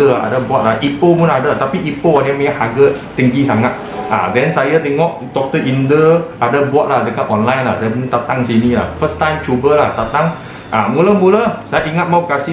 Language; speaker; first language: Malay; non-native, local second language; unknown